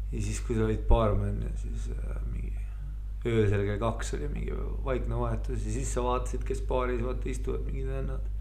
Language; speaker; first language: Estonian; native; Estonian